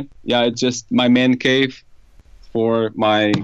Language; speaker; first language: English; non-native, fluent; Portuguese